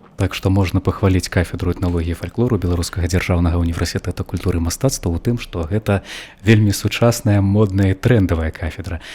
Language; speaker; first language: Belarusian; native; Belarusian